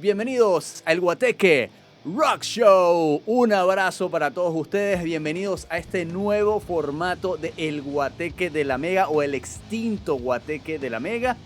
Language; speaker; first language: Spanish; native; Spanish